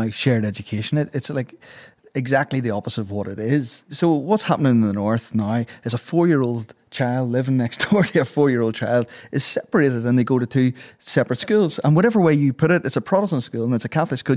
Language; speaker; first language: English; native; English